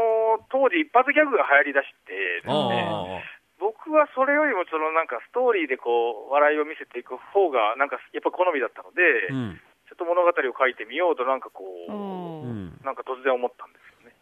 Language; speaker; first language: Japanese; native; Japanese